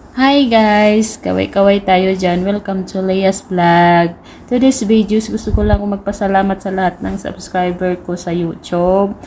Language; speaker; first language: Filipino; non-native, local second language; Cebuano